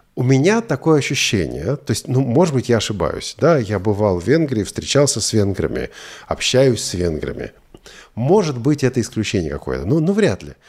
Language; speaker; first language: Russian; native; Russian